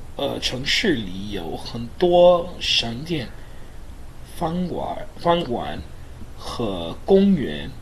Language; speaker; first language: Chinese; non-native, learner; English